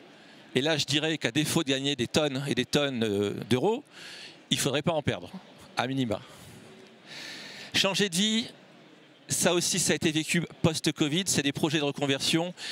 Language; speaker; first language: French; native; French